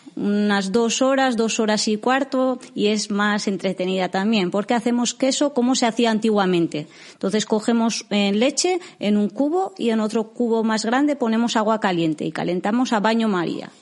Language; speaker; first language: Spanish; native; Spanish